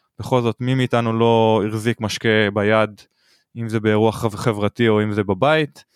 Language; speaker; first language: Hebrew; native; Hebrew